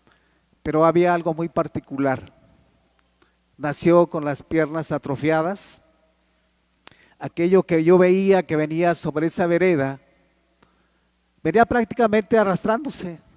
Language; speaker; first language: Spanish; native; Spanish